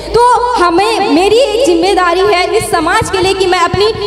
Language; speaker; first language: Hindi; non-native, local second language; Gondi